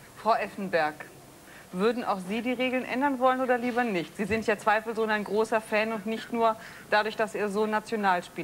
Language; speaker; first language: German; native; German